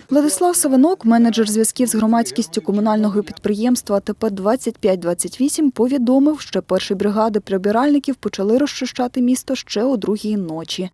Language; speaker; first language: Ukrainian; native; Ukrainian